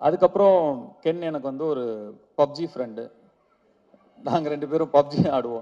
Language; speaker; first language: Tamil; native; Tamil